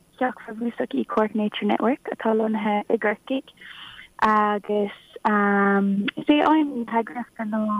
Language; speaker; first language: Irish; non-native, local second language; English